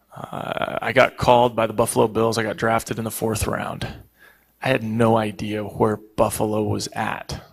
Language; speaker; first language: English; native; English